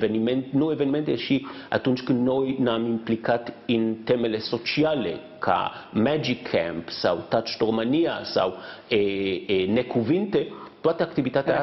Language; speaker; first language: Romanian; non-native, fluent; Hebrew